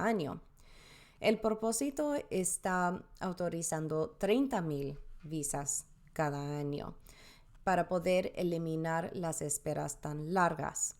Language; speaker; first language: Spanish; early bilingual, heritage; Spanish